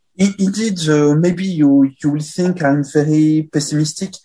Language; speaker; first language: English; non-native, fluent; French